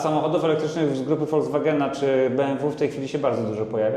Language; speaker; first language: Polish; native; Polish